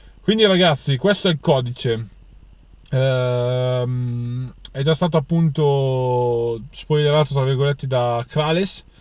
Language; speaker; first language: Italian; native; Italian